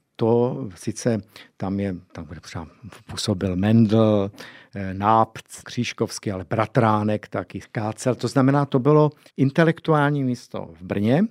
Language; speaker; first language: Czech; native; Czech